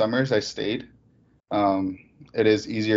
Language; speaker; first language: English; native; English